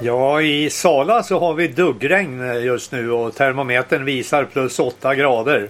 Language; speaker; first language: Swedish; native; Swedish